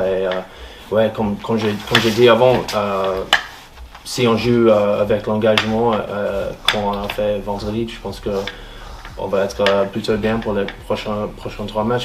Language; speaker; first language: French; non-native, fluent; English